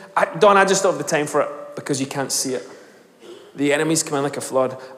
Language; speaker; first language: English; native; English